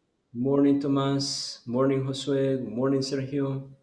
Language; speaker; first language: English; non-native, fluent; Spanish